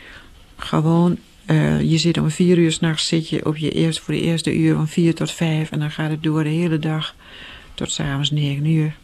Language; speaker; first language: Dutch; native; Dutch